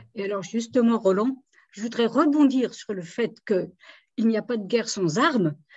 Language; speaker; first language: French; native; French